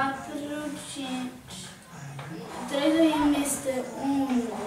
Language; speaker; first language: Romanian; early bilingual, heritage; Romanian